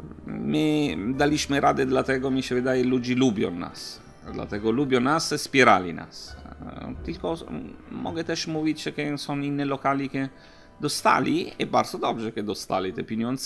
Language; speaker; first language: Polish; non-native, learner; Italian